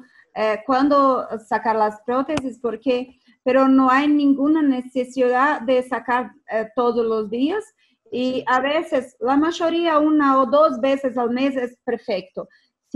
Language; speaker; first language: Spanish; non-native, fluent; Portuguese